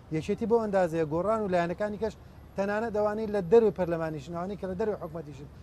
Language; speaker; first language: Central Kurdish; native; Central Kurdish